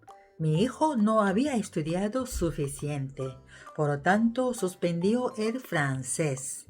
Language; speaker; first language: Spanish; non-native, fluent; Japanese